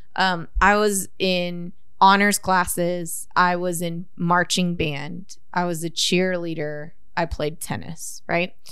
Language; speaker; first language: English; native; English